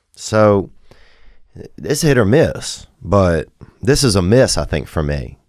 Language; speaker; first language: English; native; English